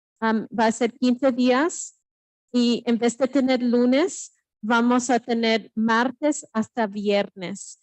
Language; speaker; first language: Spanish; early bilingual, heritage; Spanish